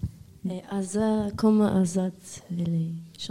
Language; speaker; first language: French; non-native, learner; Kurdish